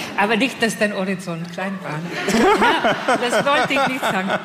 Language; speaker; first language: German; non-native, fluent; Italian